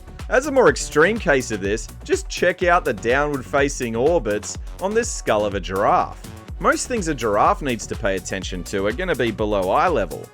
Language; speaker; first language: English; native; English